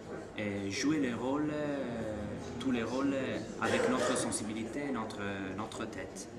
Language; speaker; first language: French; non-native, fluent; Italian